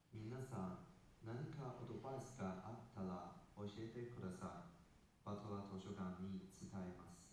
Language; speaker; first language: Japanese; non-native, learner; Chinese